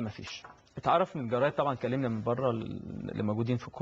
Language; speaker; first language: Arabic; native; Arabic